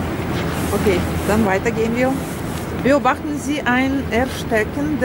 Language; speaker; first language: German; non-native, learner; Russian